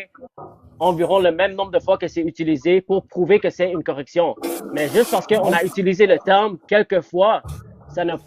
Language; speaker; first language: French; non-native, fluent; English